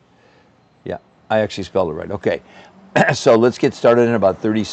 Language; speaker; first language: English; native; English